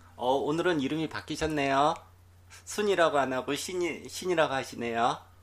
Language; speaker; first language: Korean; native; Korean